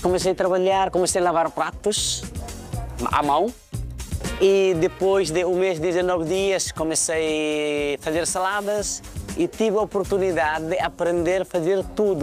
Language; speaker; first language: Portuguese; non-native, fluent; Nepali